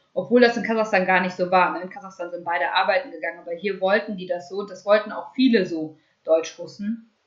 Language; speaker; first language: German; early bilingual, other home language; Russian